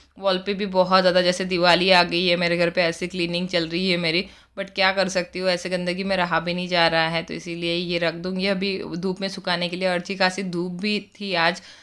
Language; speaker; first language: Hindi; native; Hindi